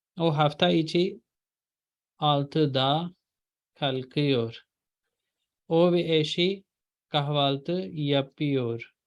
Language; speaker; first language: Turkish; non-native, fluent; Urdu